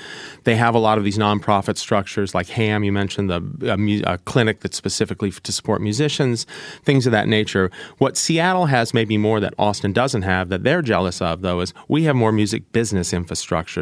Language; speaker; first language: English; native; English